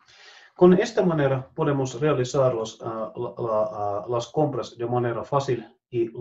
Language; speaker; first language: Spanish; non-native, fluent; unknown